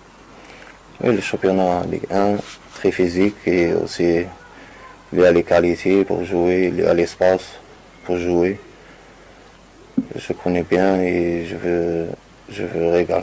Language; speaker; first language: French; non-native, local second language; Arabic